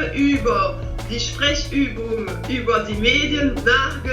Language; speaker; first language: German; non-native, fluent; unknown